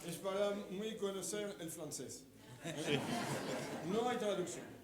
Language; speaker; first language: Spanish; non-native, learner; French